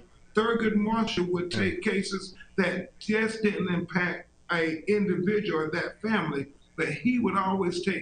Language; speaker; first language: English; native; English